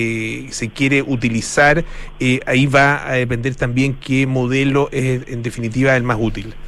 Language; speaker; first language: Spanish; native; Spanish